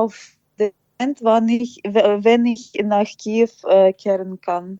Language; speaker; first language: German; non-native, fluent; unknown